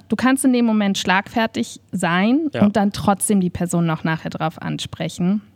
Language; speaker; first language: German; native; German